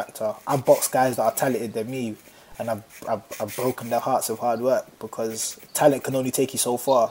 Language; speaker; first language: English; native; English